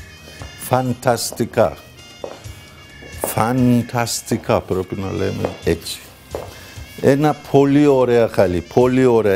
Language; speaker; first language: Greek; non-native, learner; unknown